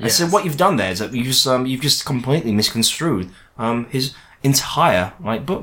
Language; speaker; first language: English; native; English